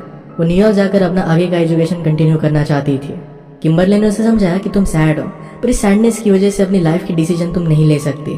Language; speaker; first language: Hindi; native; Hindi